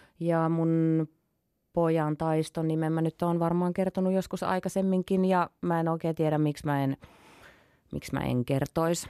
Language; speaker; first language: Finnish; native; Finnish